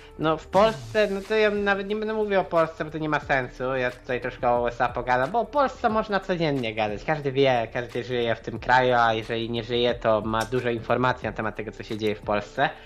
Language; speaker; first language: Polish; native; Polish